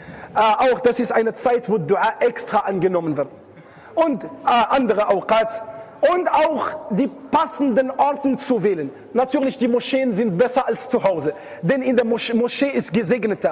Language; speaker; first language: German; non-native, fluent; Arabic